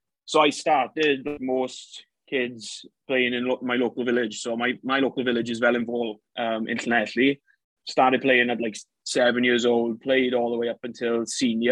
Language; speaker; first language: English; native; English